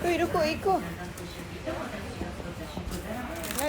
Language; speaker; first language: Japanese; non-native, learner; Filipino